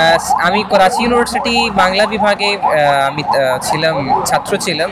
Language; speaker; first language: Bangla; non-native, fluent; Urdu